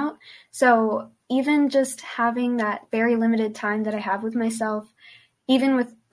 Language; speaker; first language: English; early bilingual, other home language; Spanish